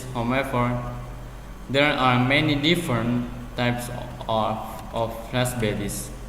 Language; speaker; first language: English; non-native, learner; Indonesian